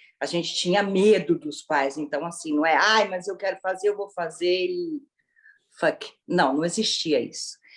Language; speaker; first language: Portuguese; early bilingual, other home language; Italian